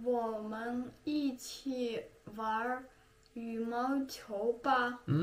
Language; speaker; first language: Chinese; non-native, learner; Russian